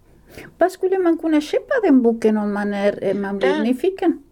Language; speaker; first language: Swedish; non-native, fluent; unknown